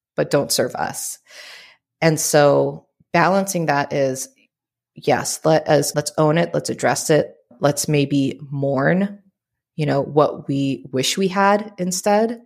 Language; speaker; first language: English; early bilingual, other home language; Filipino